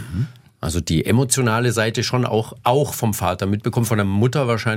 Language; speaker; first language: German; native; German